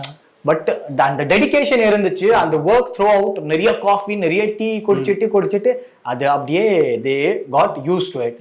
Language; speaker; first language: Tamil; non-native, learner; Kashmiri